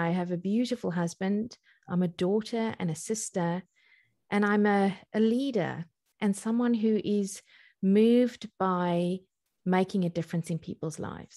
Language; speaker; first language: English; native; English